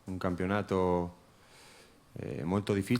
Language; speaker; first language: Italian; non-native, learner; Spanish